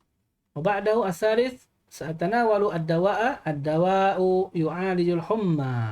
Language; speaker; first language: Arabic; non-native, fluent; Indonesian